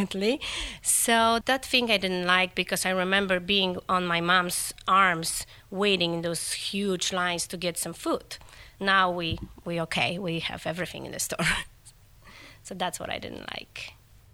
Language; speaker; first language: English; non-native, fluent; Polish